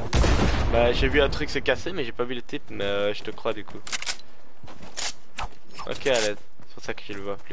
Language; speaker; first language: French; native; French